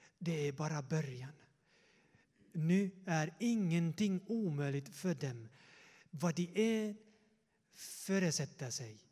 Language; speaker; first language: Swedish; non-native, fluent; Finnish